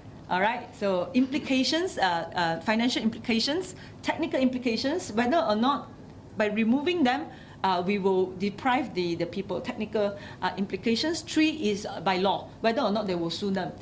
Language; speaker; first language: English; non-native, local second language; Chinese